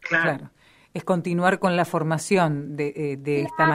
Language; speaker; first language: Spanish; native; Spanish